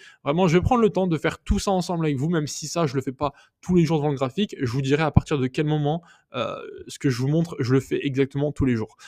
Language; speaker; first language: French; native; French